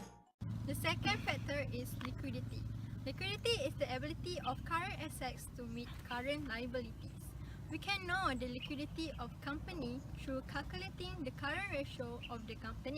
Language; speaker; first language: English; non-native, learner; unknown